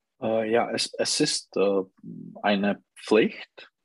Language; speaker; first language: German; non-native, learner; Czech